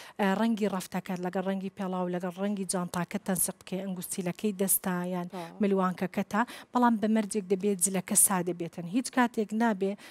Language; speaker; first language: Central Kurdish; non-native, local second language; Kurdish